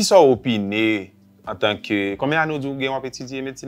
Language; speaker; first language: French; non-native, local second language; Haitian Creole